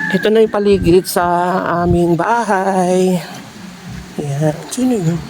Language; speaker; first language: Filipino; non-native, local second language; Iloko